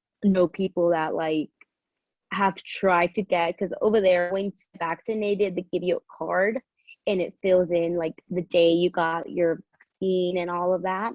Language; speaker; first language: English; early bilingual, other home language; Spanish